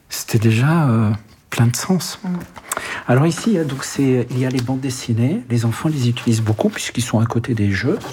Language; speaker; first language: French; early bilingual, other home language; Arabic